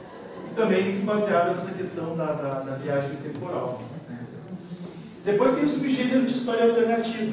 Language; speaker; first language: Portuguese; native; Portuguese